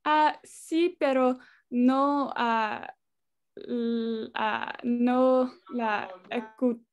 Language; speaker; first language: Spanish; non-native, learner; English